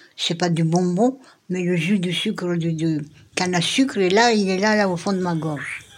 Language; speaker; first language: French; non-native, local second language; Malagasy